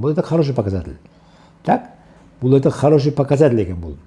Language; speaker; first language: Russian; non-native, local second language; Kazakh